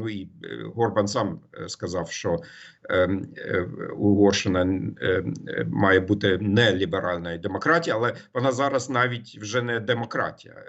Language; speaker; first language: Ukrainian; non-native, fluent; German